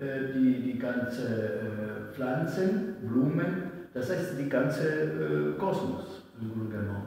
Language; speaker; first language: German; non-native, fluent; Italian